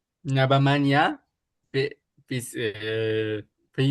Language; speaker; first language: Indonesian; non-native, learner; Arabic